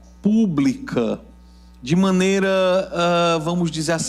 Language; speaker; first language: Portuguese; native; Portuguese